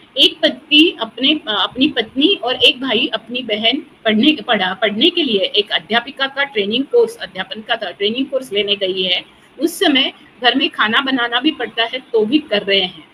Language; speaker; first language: Hindi; non-native, local second language; Marathi